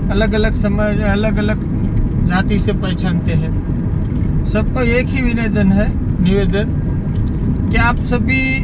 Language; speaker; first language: Hindi; non-native, local second language; Gujarati